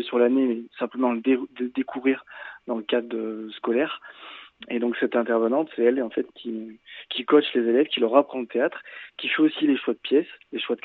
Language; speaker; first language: French; native; French